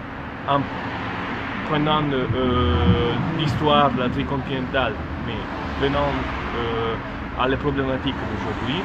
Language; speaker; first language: French; non-native, fluent; Italian